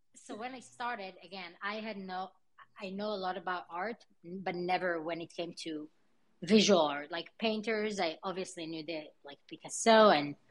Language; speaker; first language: English; early bilingual, other home language; Hebrew